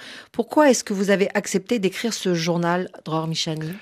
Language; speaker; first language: French; native; French